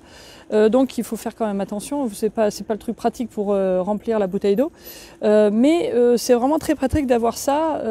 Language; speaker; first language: French; native; French